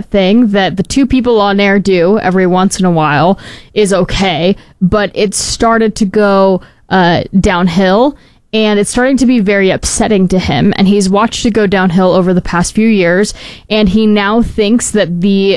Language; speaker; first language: English; native; English